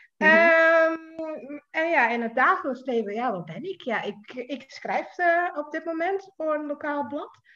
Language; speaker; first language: Dutch; non-native, fluent; Indonesian